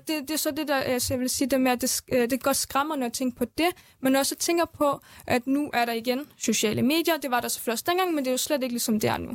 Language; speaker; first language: Danish; early bilingual, other home language; Central Kurdish